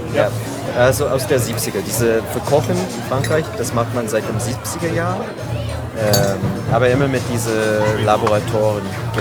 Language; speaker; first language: German; non-native, learner; French